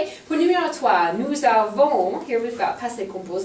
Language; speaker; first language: French; non-native, fluent; English